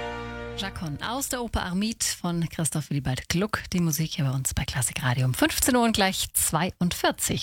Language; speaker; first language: German; native; German